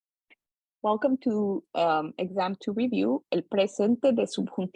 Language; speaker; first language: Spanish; non-native, fluent; English